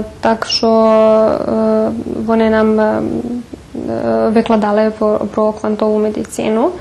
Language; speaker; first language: Ukrainian; early bilingual, heritage; Ukrainian